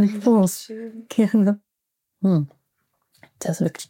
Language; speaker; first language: German; native; German